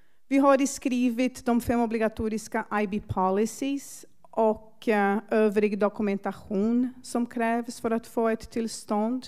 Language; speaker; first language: Swedish; non-native, fluent; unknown